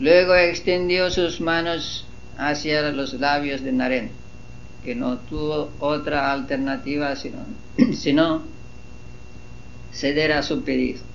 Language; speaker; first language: Spanish; non-native, fluent; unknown